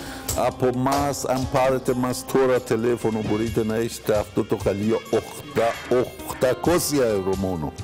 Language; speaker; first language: Greek; non-native, learner; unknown